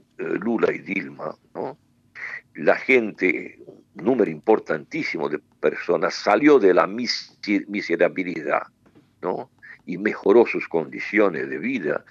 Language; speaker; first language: Spanish; non-native, fluent; Portuguese